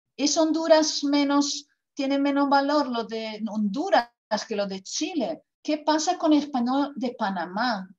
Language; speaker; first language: Spanish; non-native, fluent; Croatian